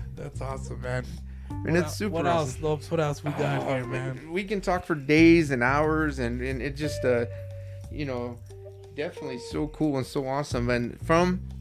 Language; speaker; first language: English; native; English